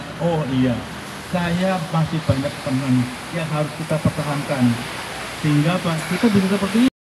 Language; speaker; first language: Indonesian; native; Indonesian